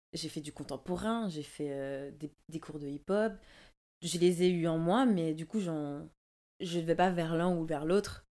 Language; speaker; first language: French; native; French